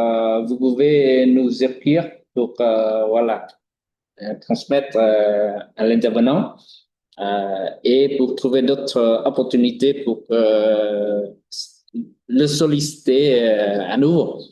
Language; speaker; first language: French; non-native, fluent; Vietnamese